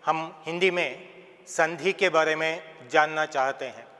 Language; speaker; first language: Hindi; non-native, local second language; Kannada